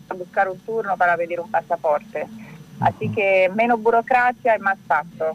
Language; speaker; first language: Spanish; non-native, learner; Italian